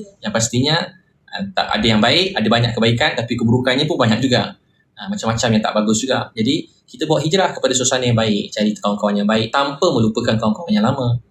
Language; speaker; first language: Malay; native; Malay